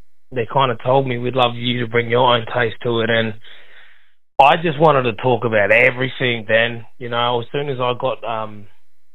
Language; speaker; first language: English; native; English